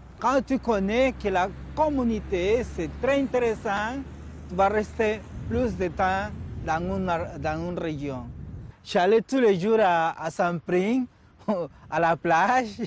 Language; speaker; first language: French; non-native, learner; Spanish